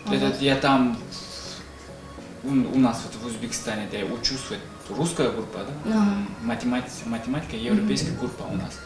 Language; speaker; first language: Russian; non-native, learner; Uzbek